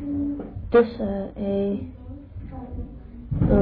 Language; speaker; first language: French; non-native, learner; English